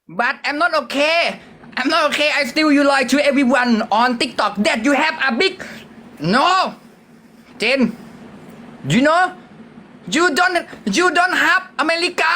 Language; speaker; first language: English; non-native, learner; Thai